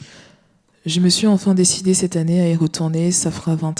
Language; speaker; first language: French; native; French